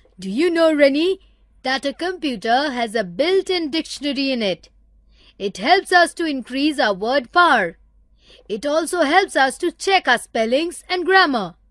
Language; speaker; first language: English; non-native, local second language; Urdu